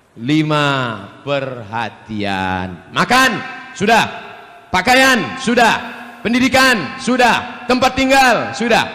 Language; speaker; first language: Malay; native; Malay